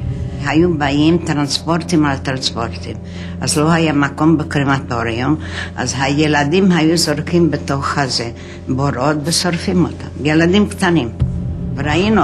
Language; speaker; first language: Hebrew; non-native, fluent; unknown